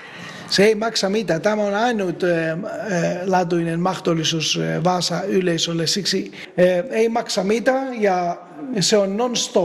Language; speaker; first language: Finnish; non-native, fluent; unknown